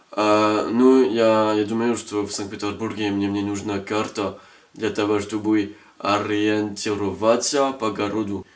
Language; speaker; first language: Russian; non-native, learner; French